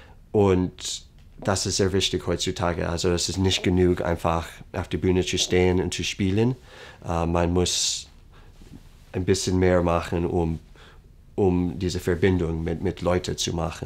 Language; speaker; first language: German; non-native, fluent; English